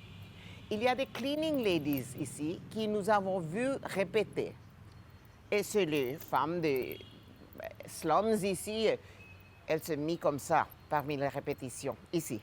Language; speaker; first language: French; non-native, fluent; Gujarati